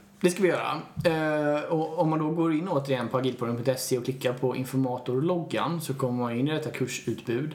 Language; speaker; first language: Swedish; native; Swedish